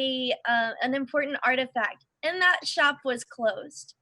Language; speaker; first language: English; native; English